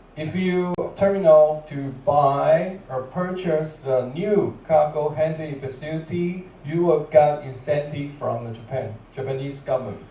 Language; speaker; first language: English; non-native, learner; Chinese